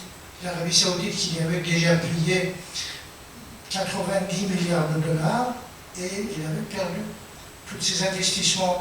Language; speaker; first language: French; non-native, fluent; Persian